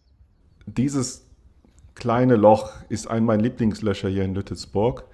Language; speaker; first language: German; non-native, fluent; English